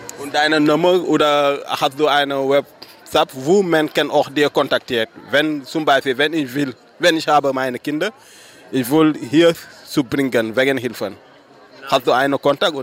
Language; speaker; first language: German; non-native, learner; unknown